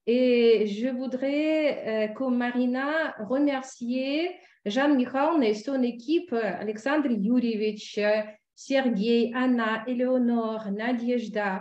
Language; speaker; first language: French; non-native, fluent; Russian